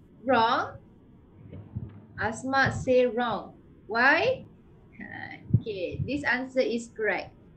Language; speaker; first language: English; non-native, local second language; Malay